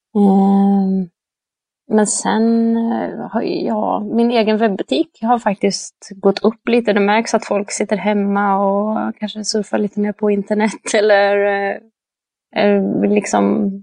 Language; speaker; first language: Swedish; native; Swedish